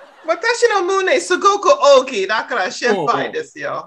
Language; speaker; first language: Japanese; non-native, learner; English